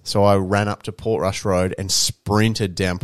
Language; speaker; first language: English; native; English